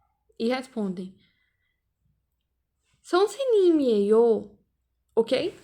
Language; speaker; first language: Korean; non-native, fluent; Portuguese